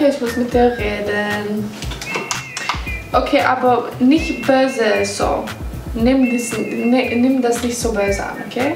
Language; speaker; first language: German; non-native, learner; English